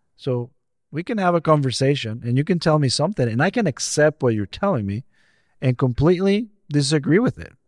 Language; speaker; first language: English; non-native, fluent; Spanish